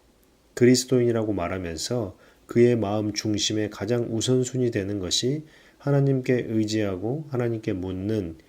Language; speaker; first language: Korean; native; Korean